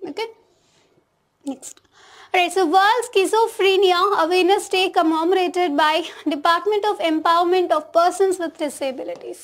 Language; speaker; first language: English; non-native, local second language; Telugu